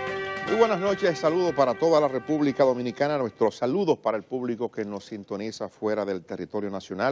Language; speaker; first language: Spanish; native; Spanish